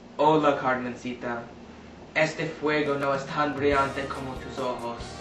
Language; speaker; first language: Spanish; non-native, learner; English